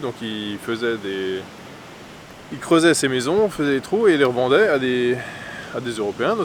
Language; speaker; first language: French; native; French